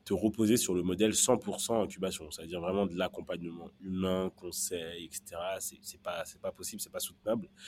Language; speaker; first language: French; non-native, local second language; Kinyarwanda